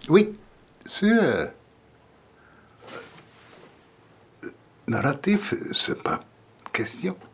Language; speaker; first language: French; non-native, fluent; German